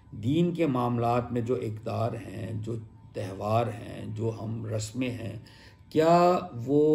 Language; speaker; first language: Urdu; native; Urdu